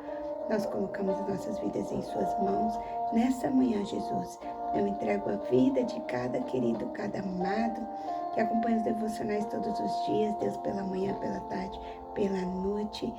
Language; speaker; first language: Portuguese; native; Portuguese